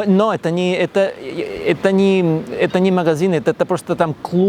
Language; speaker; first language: Russian; non-native, learner; Spanish